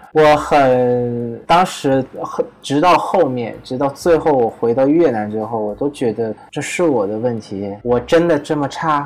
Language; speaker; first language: Chinese; non-native, fluent; Vietnamese